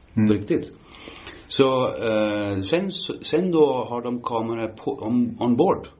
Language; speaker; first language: Swedish; early bilingual, heritage; Swedish